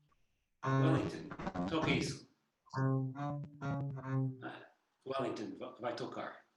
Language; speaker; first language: Portuguese; non-native, learner; English